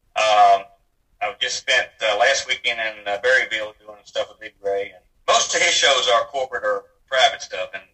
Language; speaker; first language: English; native; English